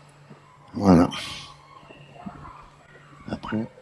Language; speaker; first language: French; native; French